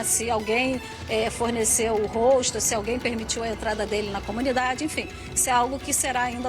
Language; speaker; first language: Portuguese; native; Portuguese